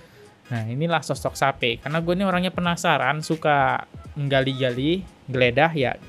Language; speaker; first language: Indonesian; native; Indonesian